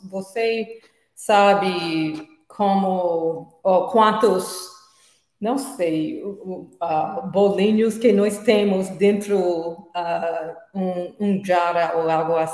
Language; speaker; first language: Portuguese; non-native, learner; English